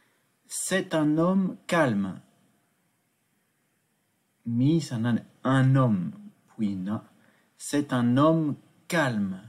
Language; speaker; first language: French; non-native, fluent; Tibetan